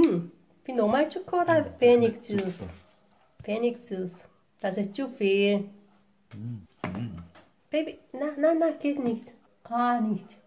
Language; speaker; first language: German; non-native, learner; Korean